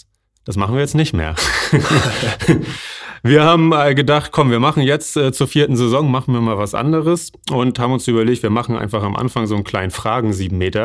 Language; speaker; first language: German; native; German